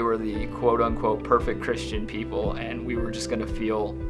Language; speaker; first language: English; native; English